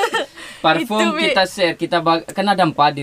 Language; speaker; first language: Indonesian; native; Indonesian